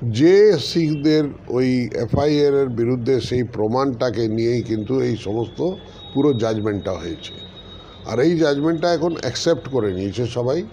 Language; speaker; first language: Bangla; non-native, local second language; Punjabi